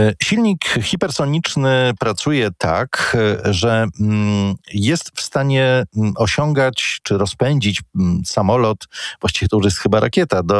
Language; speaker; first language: Polish; native; Polish